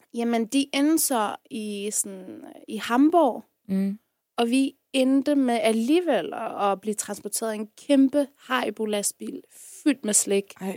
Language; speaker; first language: Danish; early bilingual, other home language; Persian